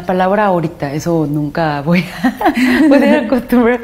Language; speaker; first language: Spanish; non-native, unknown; Korean